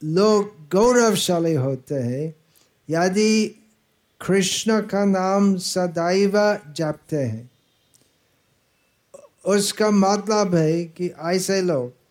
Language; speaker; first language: Hindi; non-native, fluent; English